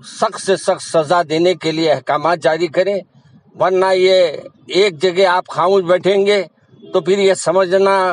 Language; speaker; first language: Hindi; non-native, local second language; Urdu